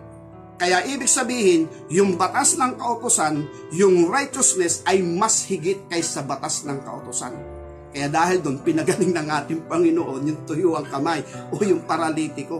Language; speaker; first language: Filipino; native; Filipino